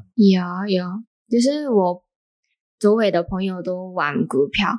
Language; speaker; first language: Chinese; non-native, fluent; Japanese